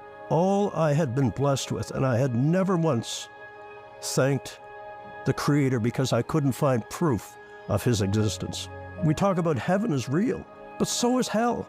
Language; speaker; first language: English; native; English